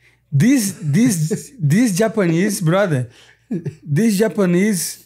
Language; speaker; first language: English; non-native, fluent; Portuguese